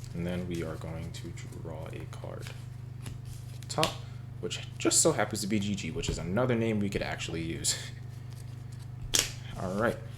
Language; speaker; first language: English; native; English